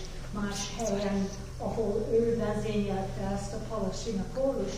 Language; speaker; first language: Hungarian; early bilingual, heritage; Hungarian